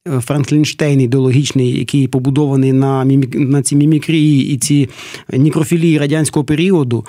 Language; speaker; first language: Ukrainian; native; Ukrainian